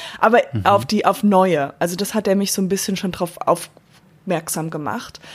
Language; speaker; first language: German; non-native, fluent; English